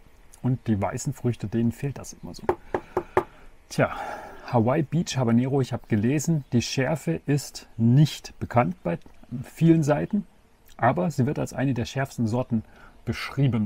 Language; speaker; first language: German; native; German